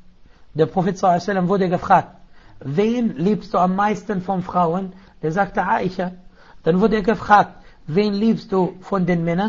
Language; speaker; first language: German; non-native, fluent; Arabic